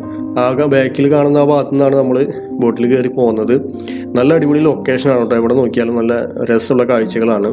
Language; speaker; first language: Malayalam; native; Malayalam